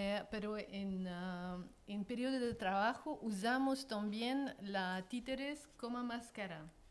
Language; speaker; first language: Spanish; non-native, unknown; Russian